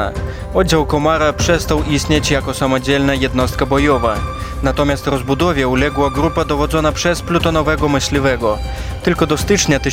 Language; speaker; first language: Polish; native; Polish